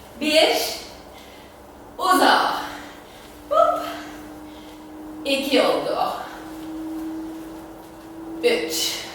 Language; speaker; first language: Turkish; non-native, fluent; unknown